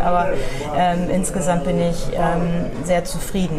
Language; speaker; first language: German; native; German